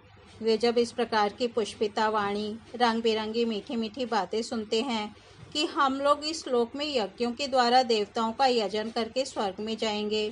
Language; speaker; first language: Hindi; native; Hindi